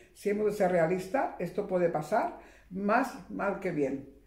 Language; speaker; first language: Spanish; early bilingual, heritage; Spanish